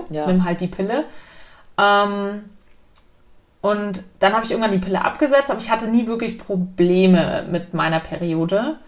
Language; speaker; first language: German; native; German